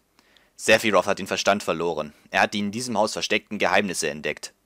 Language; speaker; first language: German; native; German